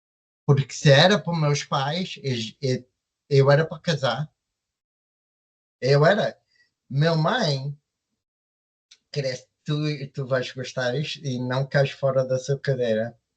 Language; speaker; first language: Portuguese; early bilingual, heritage; Portuguese